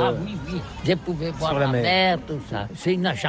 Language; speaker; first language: French; non-native, learner; Catalan